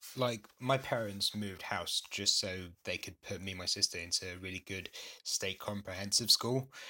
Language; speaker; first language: English; native; English